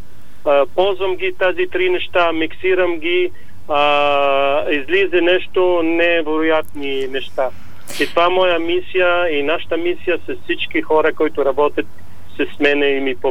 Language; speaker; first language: Bulgarian; non-native, learner; Arabic